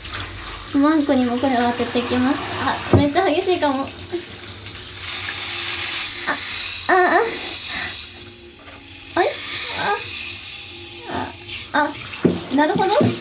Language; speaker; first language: Japanese; native; Japanese